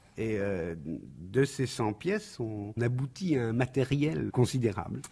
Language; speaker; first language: French; native; French